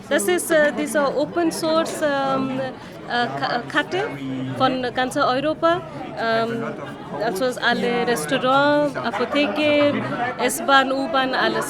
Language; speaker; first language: German; non-native, learner; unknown